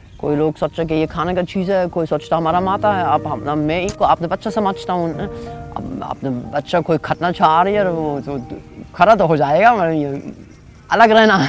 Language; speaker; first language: Hindi; non-native, learner; German